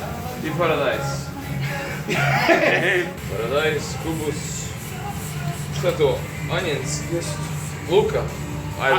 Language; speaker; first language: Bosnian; non-native, learner; English